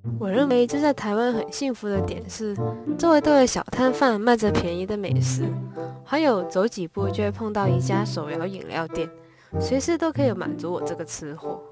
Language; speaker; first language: Chinese; non-native, local second language; Cantonese